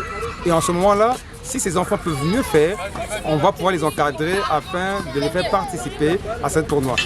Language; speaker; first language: French; non-native, local second language; Lingala